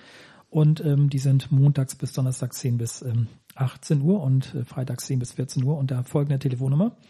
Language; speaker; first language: German; native; German